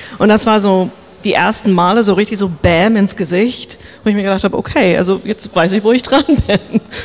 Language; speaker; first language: German; non-native, fluent; English